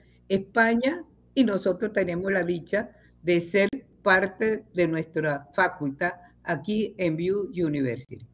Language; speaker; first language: Spanish; native; Spanish